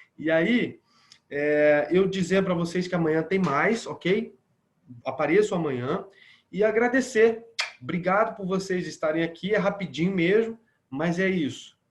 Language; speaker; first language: Portuguese; native; Portuguese